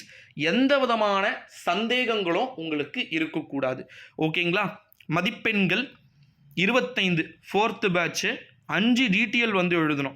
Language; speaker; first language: Tamil; native; Tamil